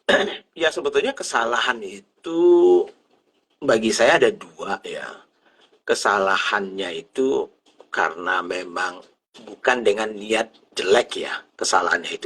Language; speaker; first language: Indonesian; native; Indonesian